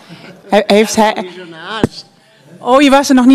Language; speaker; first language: Dutch; native; Dutch